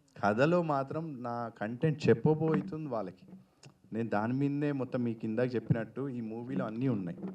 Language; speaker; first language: Telugu; native; Telugu